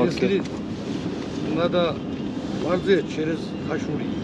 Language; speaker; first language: Russian; non-native, learner; Georgian